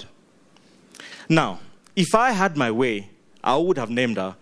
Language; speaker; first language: English; non-native, local second language; Ganda